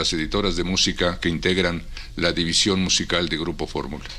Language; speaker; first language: Spanish; native; Spanish